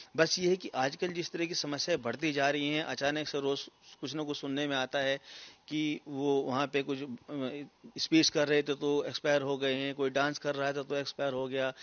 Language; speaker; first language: Hindi; native; Hindi